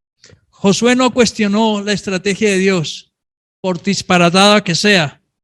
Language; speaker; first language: Spanish; native; Spanish